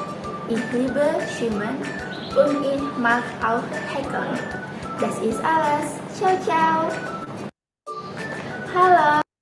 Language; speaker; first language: German; non-native, learner; Indonesian